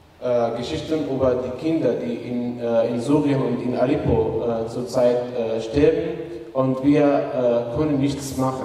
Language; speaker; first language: German; non-native, fluent; Arabic